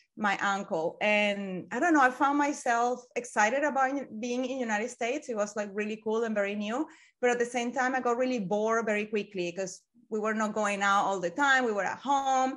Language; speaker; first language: English; non-native, fluent; Spanish